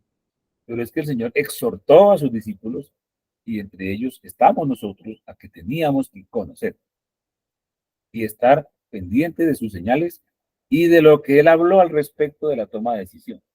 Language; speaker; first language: Spanish; native; Spanish